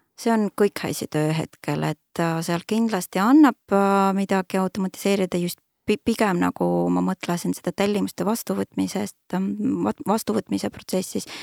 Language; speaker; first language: Estonian; non-native, local second language; Russian